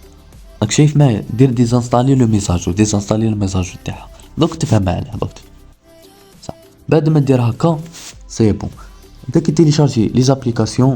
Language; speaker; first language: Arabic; native; Arabic